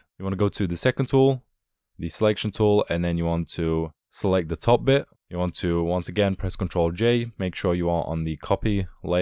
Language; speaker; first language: English; native; English